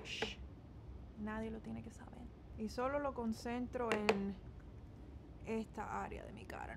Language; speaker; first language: Spanish; early bilingual, heritage; Spanish